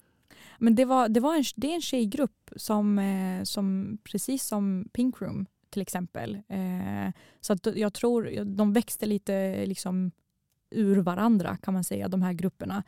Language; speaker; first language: Swedish; early bilingual, other home language; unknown